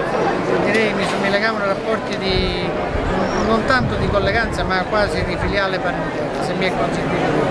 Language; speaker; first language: Italian; native; Italian